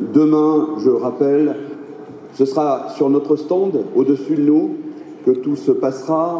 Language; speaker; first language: French; native; French